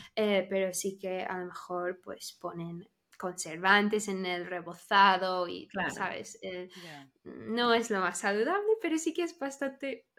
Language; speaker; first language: Spanish; non-native, fluent; English